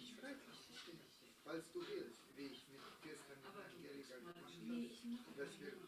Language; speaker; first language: German; non-native, learner; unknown